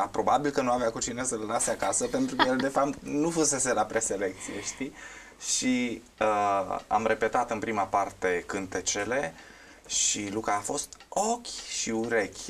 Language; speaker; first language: Romanian; native; Romanian